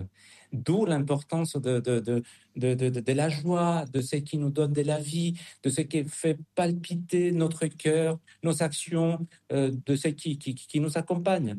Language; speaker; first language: French; non-native, fluent; Spanish